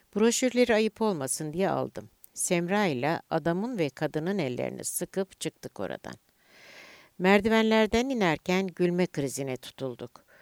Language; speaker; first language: Turkish; native; Turkish